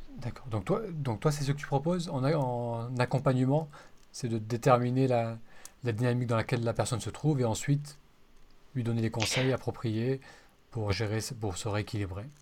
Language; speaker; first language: French; native; French